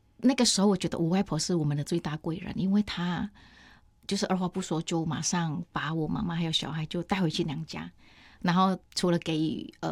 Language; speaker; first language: Chinese; non-native, fluent; Indonesian